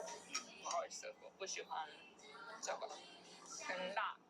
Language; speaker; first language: Chinese; non-native, learner; Korean